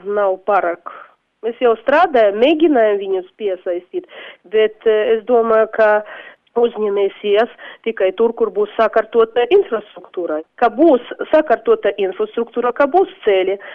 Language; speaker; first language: Latvian; non-native, local second language; Russian